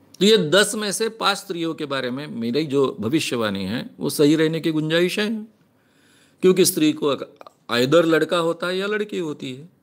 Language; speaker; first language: Hindi; non-native, local second language; Marathi